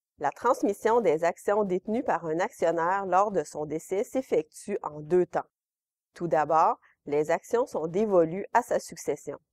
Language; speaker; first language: French; native; French